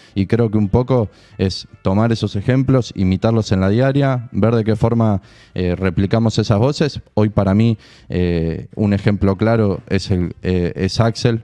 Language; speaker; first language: Spanish; native; Spanish